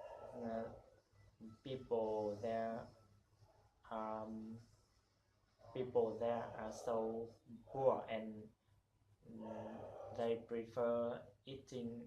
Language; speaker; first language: English; non-native, learner; Vietnamese